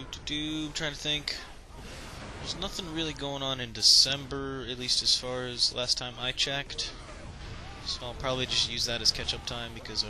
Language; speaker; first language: English; native; English